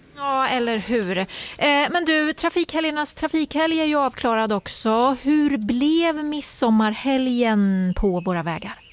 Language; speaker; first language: Swedish; native; Swedish